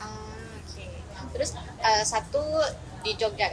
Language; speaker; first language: Indonesian; non-native, learner; Thai